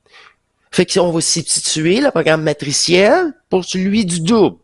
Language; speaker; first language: French; native; French